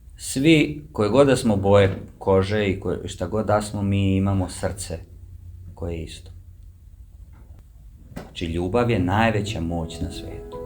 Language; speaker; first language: Serbian; native; Serbian